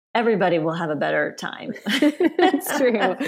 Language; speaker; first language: English; early bilingual, other home language; Polish